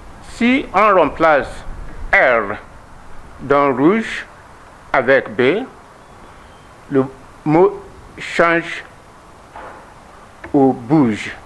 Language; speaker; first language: French; non-native, learner; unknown